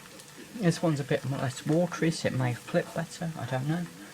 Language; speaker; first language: English; native; English